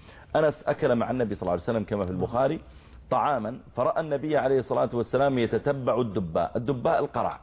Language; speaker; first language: Arabic; native; Arabic